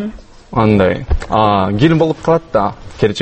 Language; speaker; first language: Kyrgyz; non-native, learner; Japanese